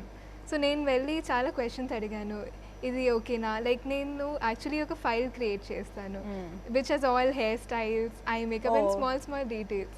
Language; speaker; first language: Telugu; non-native, fluent; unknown